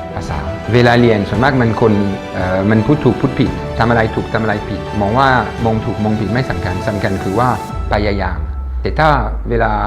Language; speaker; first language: Thai; non-native, fluent; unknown